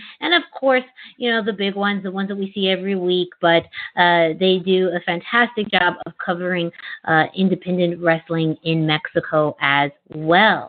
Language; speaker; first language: English; non-native, fluent; Spanish